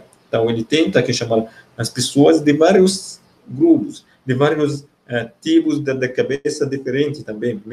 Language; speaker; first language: Portuguese; non-native, fluent; Arabic